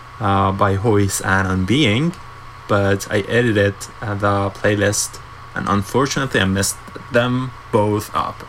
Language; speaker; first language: English; non-native, fluent; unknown